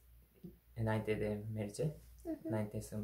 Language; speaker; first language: Romanian; non-native, learner; Korean